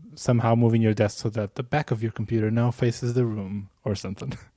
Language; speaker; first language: English; non-native, fluent; Portuguese